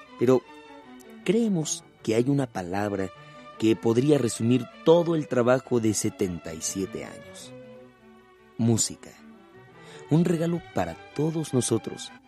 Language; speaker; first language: Spanish; native; Spanish